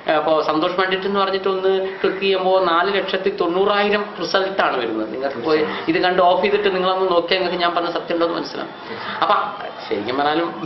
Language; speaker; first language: Malayalam; non-native, local second language; Hindi